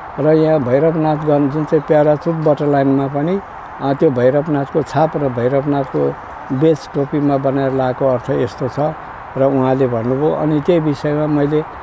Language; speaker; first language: Nepali; non-native, local second language; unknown